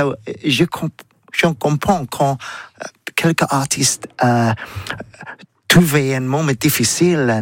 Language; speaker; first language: French; non-native, learner; English